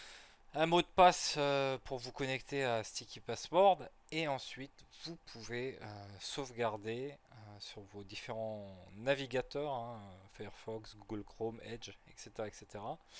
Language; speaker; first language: French; native; French